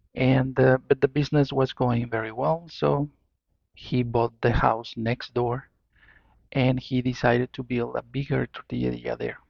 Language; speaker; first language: English; non-native, fluent; Spanish